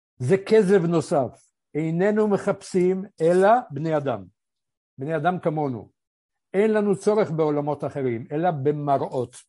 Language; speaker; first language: Hebrew; early bilingual, other home language; Polish